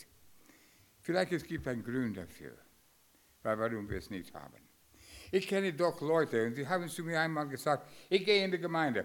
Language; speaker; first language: German; non-native, fluent; English